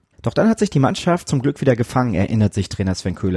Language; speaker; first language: German; native; German